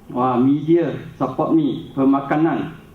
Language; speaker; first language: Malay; non-native, local second language; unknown